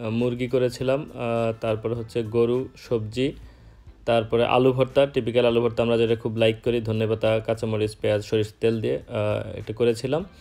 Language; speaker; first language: Bangla; native; Bangla